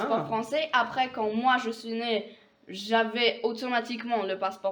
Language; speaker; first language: French; non-native, fluent; Polish